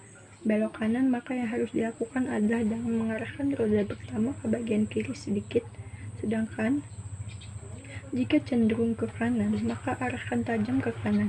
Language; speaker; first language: Indonesian; native; Indonesian